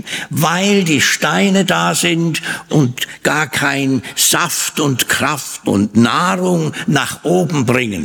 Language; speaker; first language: German; native; German